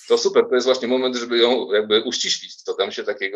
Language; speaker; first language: Polish; native; Polish